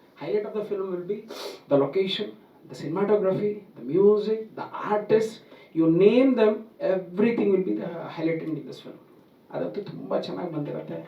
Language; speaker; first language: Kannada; native; Kannada